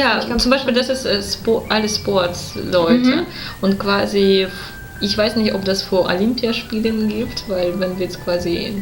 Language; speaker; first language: German; non-native, fluent; Russian